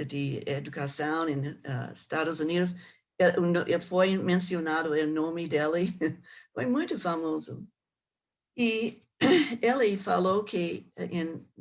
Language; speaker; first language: Portuguese; non-native, learner; English